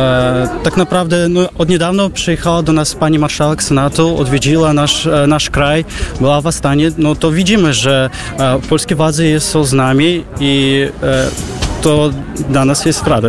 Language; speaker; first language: Polish; non-native, fluent; Russian